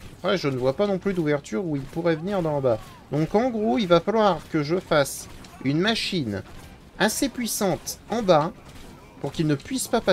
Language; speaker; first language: French; native; French